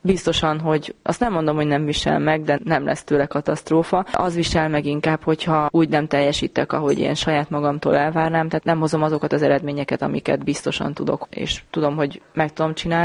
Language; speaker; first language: Hungarian; native; Hungarian